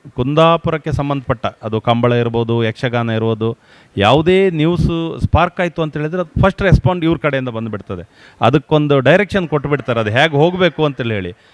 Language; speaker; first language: Kannada; native; Kannada